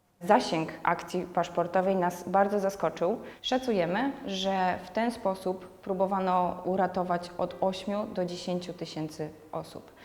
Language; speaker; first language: Polish; native; Polish